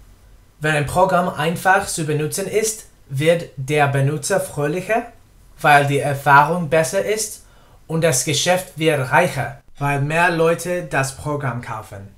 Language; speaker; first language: German; non-native, learner; English